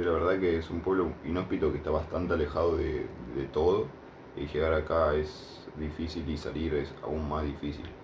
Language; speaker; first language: Spanish; native; Spanish